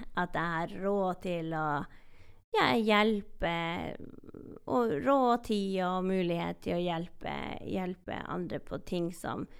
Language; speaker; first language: Norwegian; native; Norwegian